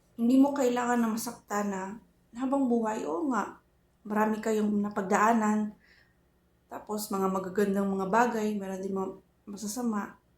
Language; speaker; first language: Filipino; native; Filipino